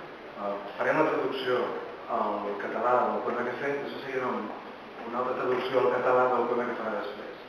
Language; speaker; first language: Catalan; native; Catalan